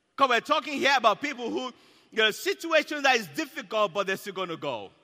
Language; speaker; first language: English; non-native, local second language; Yoruba